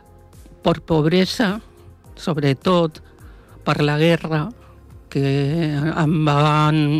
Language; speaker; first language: Catalan; non-native, local second language; Spanish